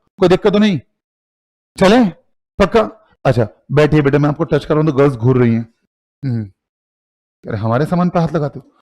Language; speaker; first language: Hindi; native; Hindi